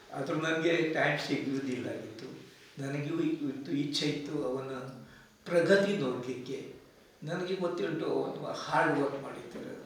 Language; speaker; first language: Kannada; non-native, local second language; Konkani